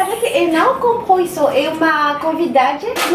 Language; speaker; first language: Portuguese; non-native, learner; French